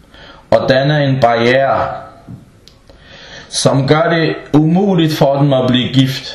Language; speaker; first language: Danish; non-native, local second language; Arabic